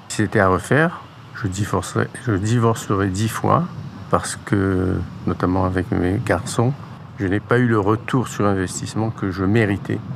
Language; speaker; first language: French; native; French